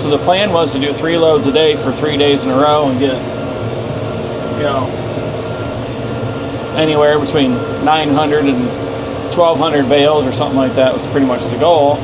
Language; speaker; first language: English; native; English